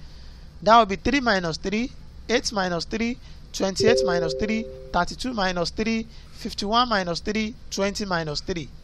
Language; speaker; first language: English; non-native, local second language; Yoruba